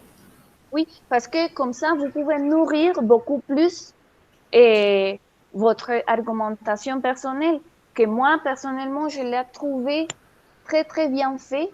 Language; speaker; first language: French; non-native, fluent; Spanish